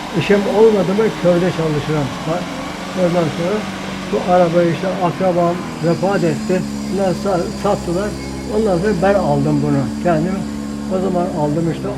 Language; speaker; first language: Turkish; native; Turkish